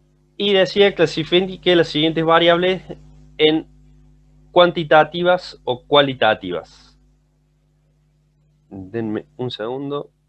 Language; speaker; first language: Spanish; native; Spanish